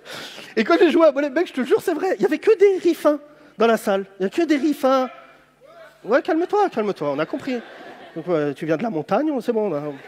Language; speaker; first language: French; native; French